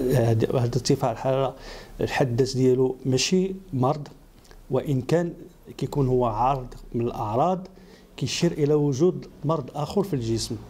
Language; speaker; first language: Arabic; native; Arabic